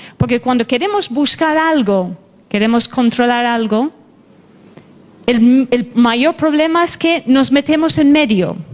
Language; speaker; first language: Spanish; non-native, fluent; English